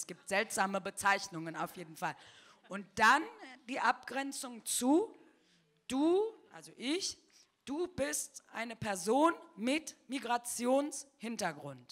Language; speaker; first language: German; early bilingual, other home language; Turkish